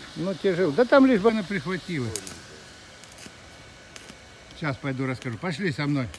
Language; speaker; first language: Russian; native; Russian